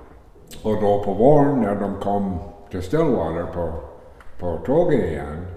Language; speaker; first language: Swedish; early bilingual, heritage; Swedish